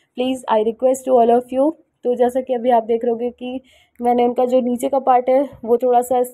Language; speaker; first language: Hindi; native; Hindi